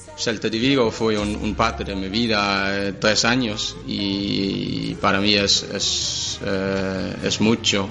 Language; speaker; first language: Spanish; non-native, learner; Danish